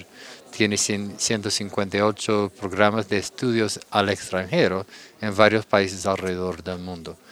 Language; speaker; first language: Spanish; non-native, fluent; English